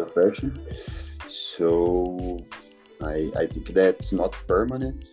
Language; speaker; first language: English; non-native, learner; Portuguese